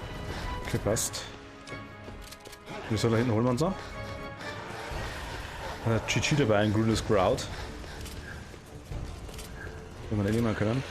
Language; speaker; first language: German; native; German